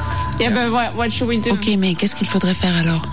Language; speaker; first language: French; native; French